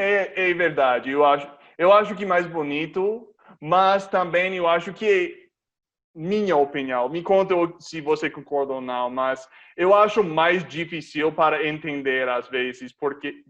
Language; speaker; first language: Portuguese; non-native, fluent; English